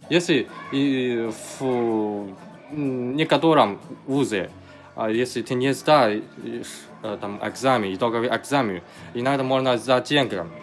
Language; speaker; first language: Russian; non-native, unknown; Chinese